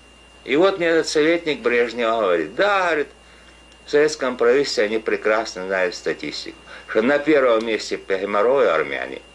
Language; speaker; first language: Russian; native; Russian